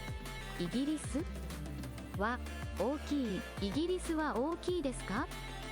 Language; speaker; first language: Japanese; non-native, learner; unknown